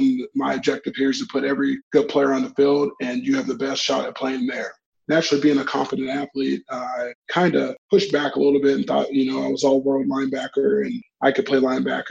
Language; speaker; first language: English; native; English